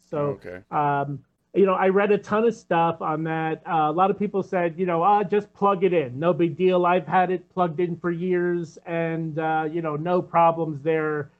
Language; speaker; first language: English; native; English